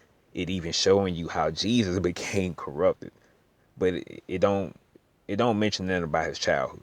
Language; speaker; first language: English; native; English